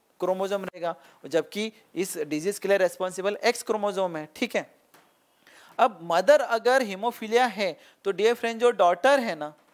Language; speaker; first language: Hindi; non-native, local second language; Marathi